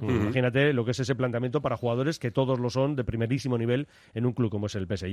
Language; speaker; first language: Spanish; native; Spanish